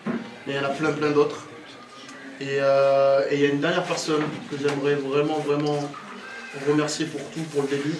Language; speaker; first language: French; early bilingual, other home language; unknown